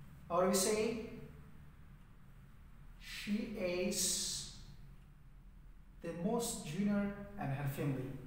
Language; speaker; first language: English; non-native, fluent; Persian